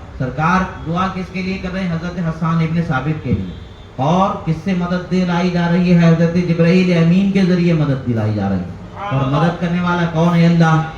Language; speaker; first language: Urdu; native; Urdu